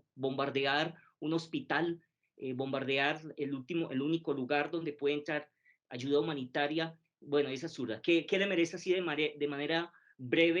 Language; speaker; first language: Spanish; native; Spanish